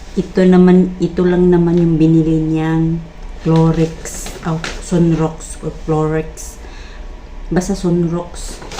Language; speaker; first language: Filipino; non-native, local second language; Cebuano